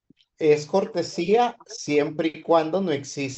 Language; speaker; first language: Spanish; native; Spanish